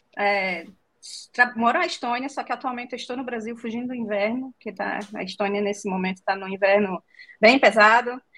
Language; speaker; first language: Portuguese; native; Portuguese